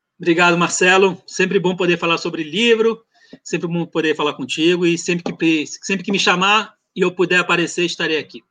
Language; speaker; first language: Portuguese; early bilingual, other home language; French